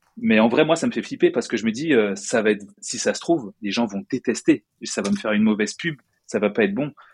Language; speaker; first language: French; native; French